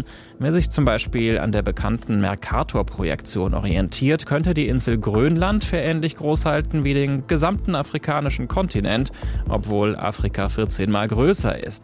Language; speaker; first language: German; native; German